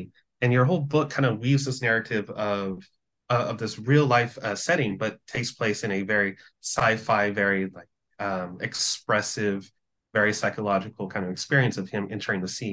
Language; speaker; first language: English; native; English